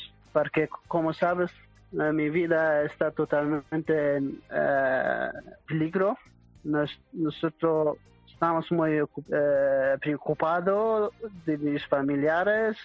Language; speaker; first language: Spanish; non-native, learner; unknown